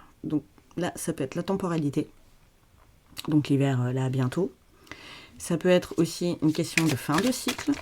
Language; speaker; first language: French; native; French